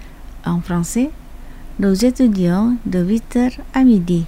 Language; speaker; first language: French; non-native, fluent; Indonesian